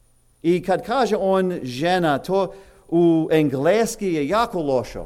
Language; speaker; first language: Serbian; early bilingual, heritage; English